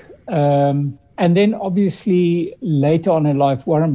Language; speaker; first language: English; early bilingual, other home language; Dutch